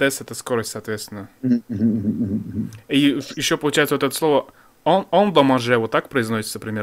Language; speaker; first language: Russian; native; Russian